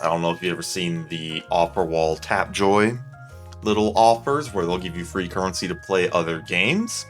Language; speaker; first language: English; native; English